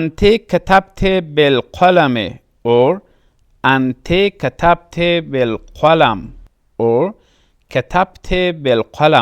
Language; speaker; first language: Arabic; non-native, fluent; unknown